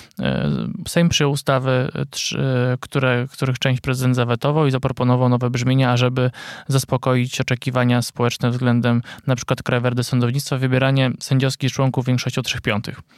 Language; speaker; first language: Polish; native; Polish